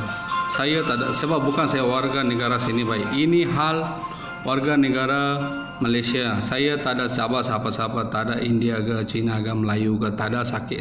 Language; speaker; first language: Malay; non-native, learner; Bangla